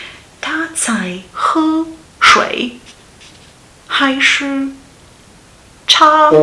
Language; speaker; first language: Chinese; non-native, learner; Russian